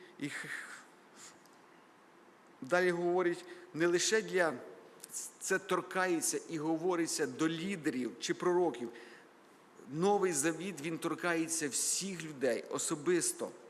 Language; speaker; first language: Ukrainian; native; Ukrainian